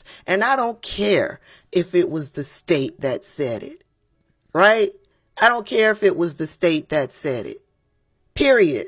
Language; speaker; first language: English; native; English